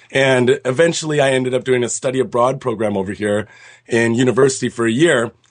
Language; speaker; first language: English; native; English